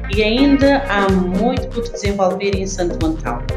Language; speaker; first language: Portuguese; non-native, local second language; Kabuverdianu